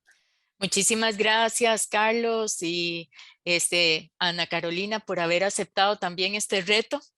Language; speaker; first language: Spanish; native; Spanish